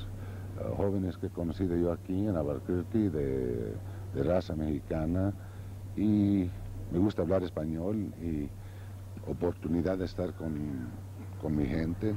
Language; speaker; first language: Spanish; early bilingual, other home language; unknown